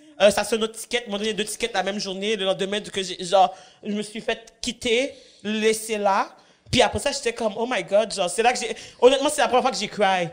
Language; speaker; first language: French; native; French